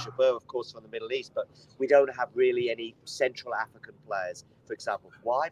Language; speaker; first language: English; native; English